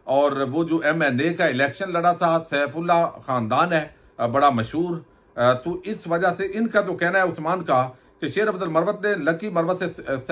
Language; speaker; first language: Urdu; native; Urdu